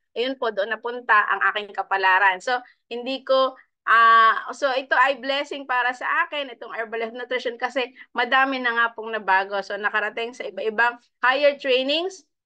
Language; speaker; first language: Filipino; native; Filipino